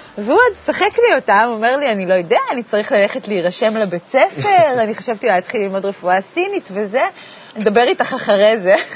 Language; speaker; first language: Hebrew; native; Hebrew